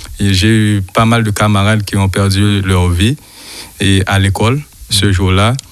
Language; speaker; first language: French; non-native, local second language; Haitian Creole